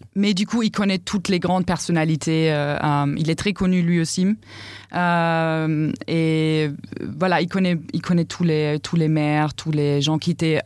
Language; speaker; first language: French; non-native, fluent; German